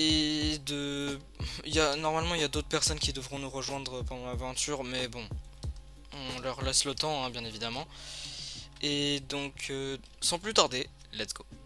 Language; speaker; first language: French; native; French